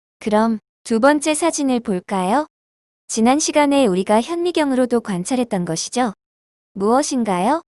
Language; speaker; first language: Korean; native; Korean